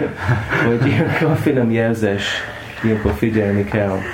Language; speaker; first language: Hungarian; non-native, learner; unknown